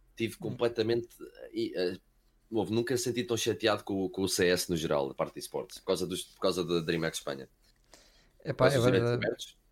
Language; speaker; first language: Portuguese; early bilingual, heritage; Portuguese